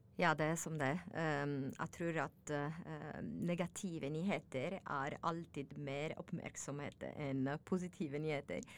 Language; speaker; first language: Norwegian; non-native, learner; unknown